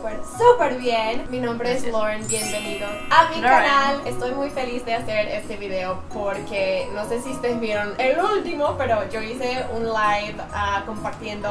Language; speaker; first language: Spanish; non-native, fluent; English